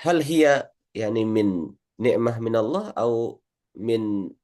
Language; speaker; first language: Arabic; non-native, learner; Indonesian